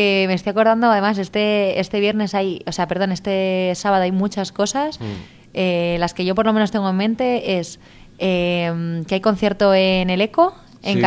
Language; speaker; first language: Spanish; native; Spanish